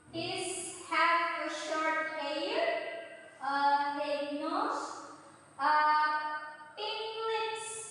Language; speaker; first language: English; non-native, learner; Indonesian